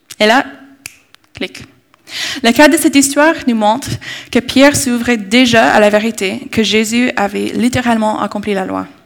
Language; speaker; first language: French; non-native, fluent; English